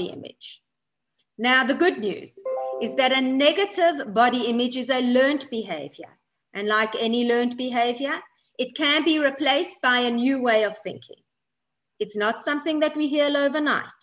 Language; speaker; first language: English; non-native, fluent; Polish